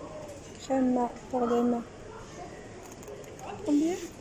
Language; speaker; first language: French; non-native, local second language; Arabic